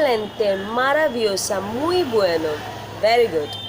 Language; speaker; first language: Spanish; non-native, fluent; Bangla